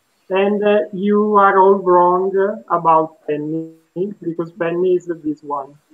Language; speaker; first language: English; non-native, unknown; Italian